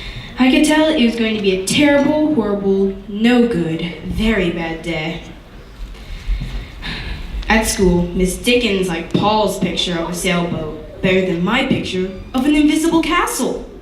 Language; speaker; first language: English; native; English